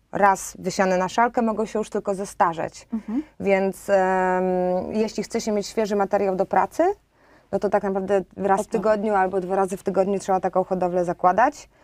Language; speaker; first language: Polish; native; Polish